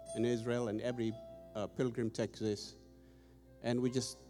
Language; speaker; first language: English; non-native, fluent; Amharic